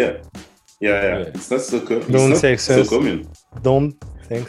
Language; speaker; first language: English; non-native, learner; French